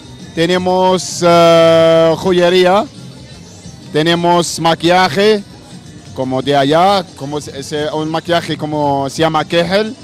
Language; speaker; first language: Spanish; non-native, learner; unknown